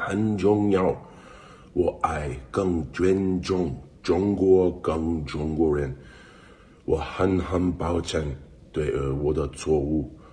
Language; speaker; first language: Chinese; non-native, learner; English